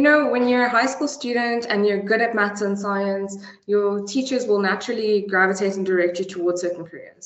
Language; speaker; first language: English; native; English